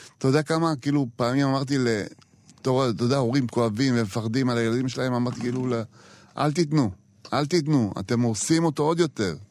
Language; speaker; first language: Hebrew; native; Hebrew